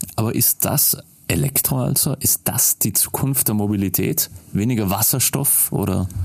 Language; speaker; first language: German; native; German